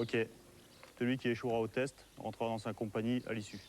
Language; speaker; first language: French; native; French